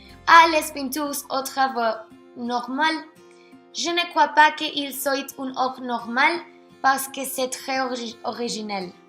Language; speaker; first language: French; non-native, learner; Spanish